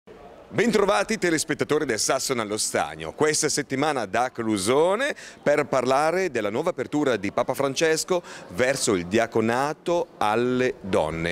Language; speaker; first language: Italian; native; Italian